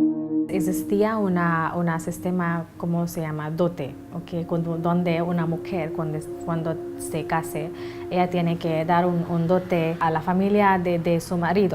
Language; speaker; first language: Spanish; non-native, fluent; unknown